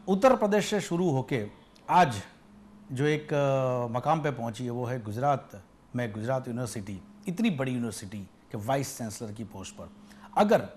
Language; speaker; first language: Hindi; non-native, local second language; Gujarati